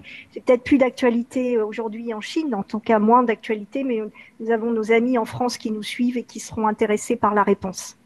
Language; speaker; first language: French; native; French